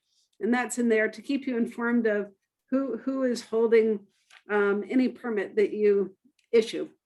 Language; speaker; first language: English; native; English